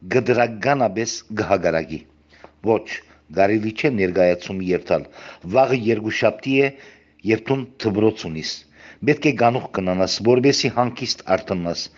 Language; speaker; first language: Armenian; early bilingual, heritage; Armenian